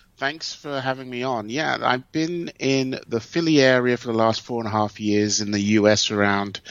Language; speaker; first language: English; native; English